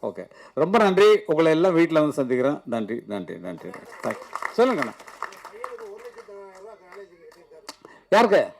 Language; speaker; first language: Tamil; native; Tamil